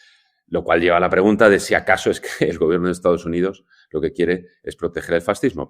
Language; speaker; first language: Spanish; native; Spanish